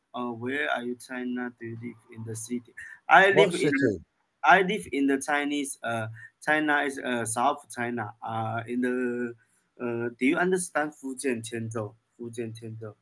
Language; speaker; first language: English; non-native, learner; Chinese